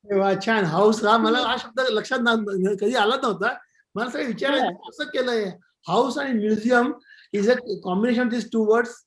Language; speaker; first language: Marathi; non-native, local second language; Gujarati